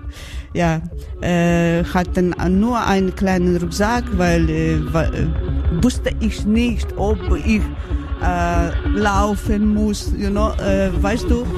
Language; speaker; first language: German; non-native, learner; Ukrainian